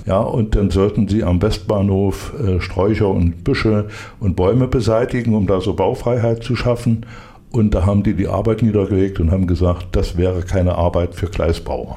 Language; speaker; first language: German; native; German